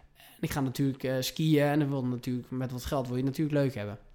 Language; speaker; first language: Dutch; early bilingual, heritage; Dutch